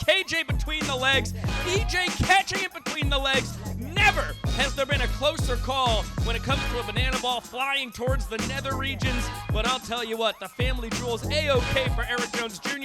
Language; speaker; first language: English; native; English